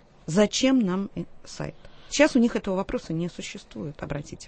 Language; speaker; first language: Russian; native; Russian